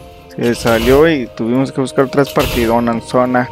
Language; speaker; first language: Spanish; native; Spanish